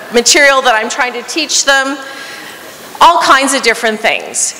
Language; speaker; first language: English; native; English